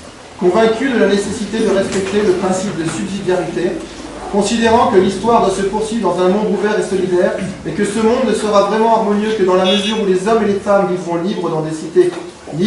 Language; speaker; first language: French; native; French